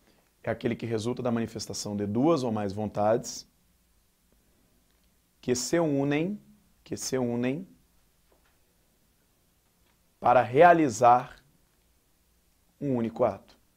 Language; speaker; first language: Portuguese; native; Portuguese